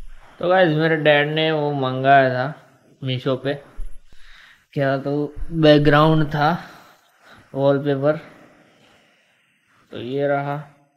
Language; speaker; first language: Hindi; native; Hindi